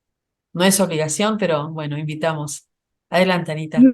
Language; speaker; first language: Spanish; native; Spanish